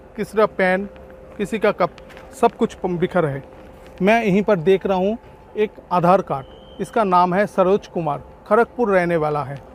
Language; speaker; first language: Hindi; non-native, local second language; Odia